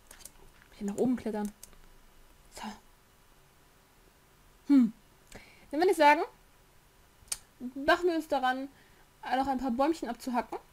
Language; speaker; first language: German; native; German